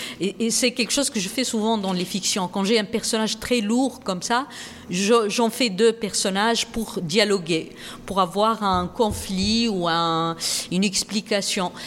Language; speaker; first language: French; non-native, local second language; Arabic